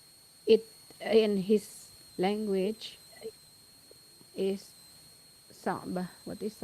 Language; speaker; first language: English; non-native, learner; Urdu